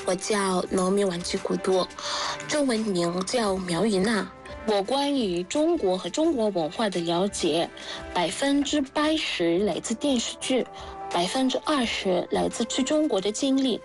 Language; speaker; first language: Chinese; non-native, fluent; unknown